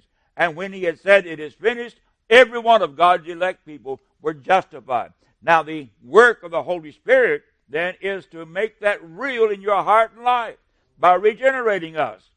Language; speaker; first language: English; native; English